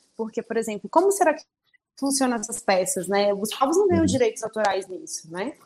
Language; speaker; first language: Portuguese; early bilingual, other home language; Spanish